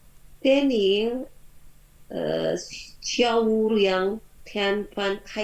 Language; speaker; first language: Chinese; non-native, learner; Indonesian